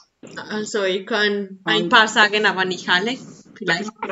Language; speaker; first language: German; non-native, learner; Spanish